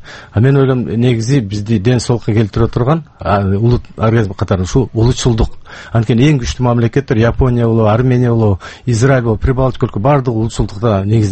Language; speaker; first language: Kyrgyz; native; Kyrgyz